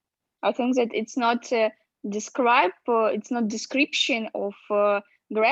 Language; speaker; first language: English; non-native, learner; Russian